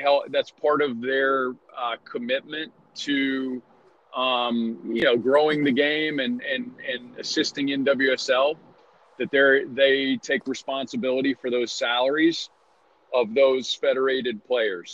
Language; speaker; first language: English; native; English